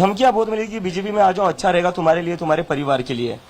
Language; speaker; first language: Hindi; non-native, local second language; Marathi